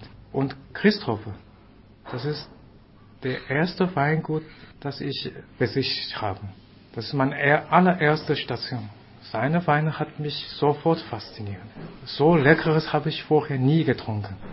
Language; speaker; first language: German; non-native, fluent; Chinese